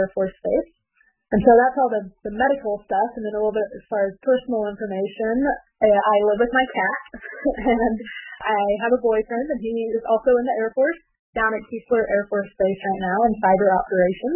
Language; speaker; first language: English; native; English